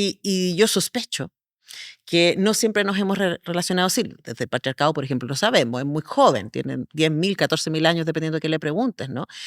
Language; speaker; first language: Spanish; native; Spanish